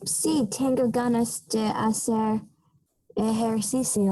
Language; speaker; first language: Spanish; non-native, learner; English